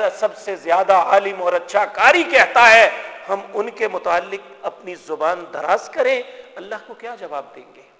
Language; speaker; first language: Urdu; non-native, local second language; Punjabi